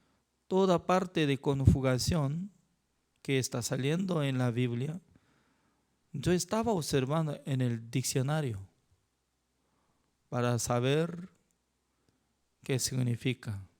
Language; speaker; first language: Spanish; non-native, learner; Korean